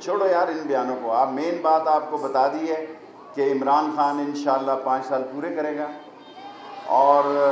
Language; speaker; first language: Urdu; non-native, local second language; Punjabi